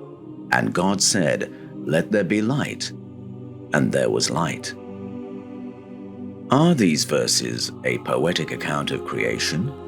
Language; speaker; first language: English; native; English